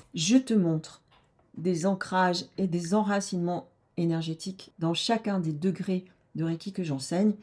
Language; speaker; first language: French; native; French